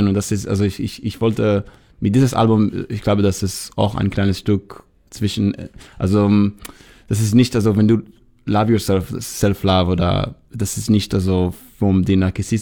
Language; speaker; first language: German; non-native, learner; Hebrew